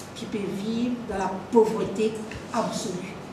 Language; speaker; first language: French; non-native, local second language; Morisyen